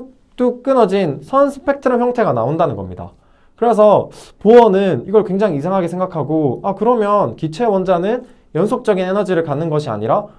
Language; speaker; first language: Korean; native; Korean